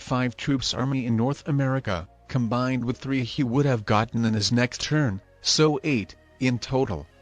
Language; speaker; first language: English; non-native, fluent; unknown